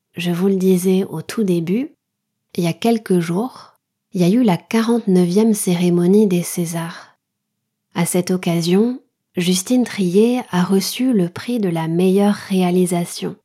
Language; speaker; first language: French; native; French